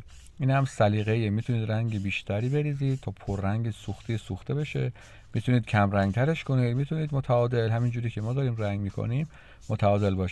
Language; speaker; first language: Persian; native; Persian